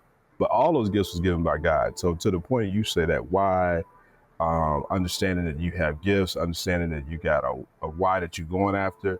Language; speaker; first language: English; native; English